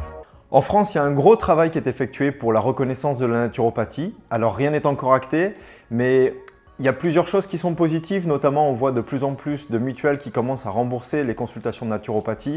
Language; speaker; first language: French; native; French